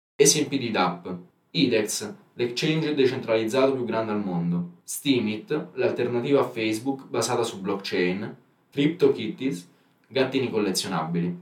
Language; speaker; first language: Italian; native; Italian